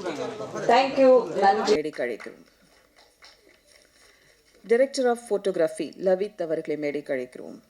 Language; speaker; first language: Tamil; native; Tamil